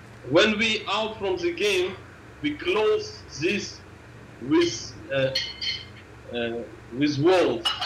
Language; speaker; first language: English; non-native, learner; Russian